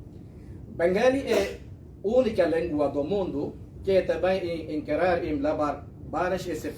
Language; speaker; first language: Portuguese; non-native, learner; Bangla